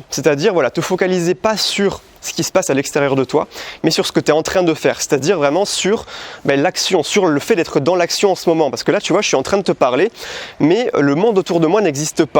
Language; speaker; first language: French; native; French